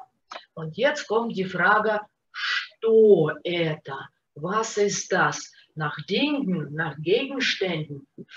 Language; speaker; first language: German; non-native, fluent; Russian